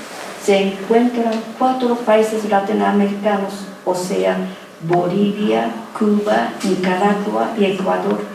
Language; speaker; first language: Spanish; non-native, fluent; Japanese